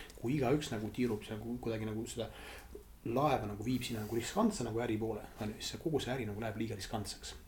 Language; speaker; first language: Estonian; non-native, local second language; Russian